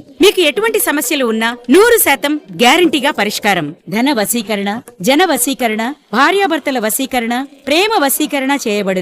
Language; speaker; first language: Telugu; native; Telugu